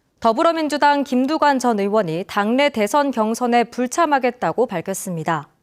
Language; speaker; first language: Korean; native; Korean